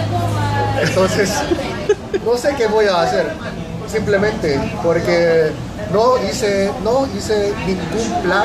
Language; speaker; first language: Spanish; non-native, fluent; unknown